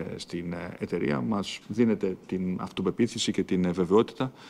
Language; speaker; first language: Greek; native; Greek